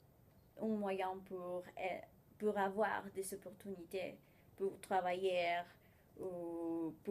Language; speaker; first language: French; non-native, learner; Spanish